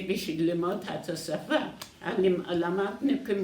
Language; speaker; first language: Hebrew; non-native, fluent; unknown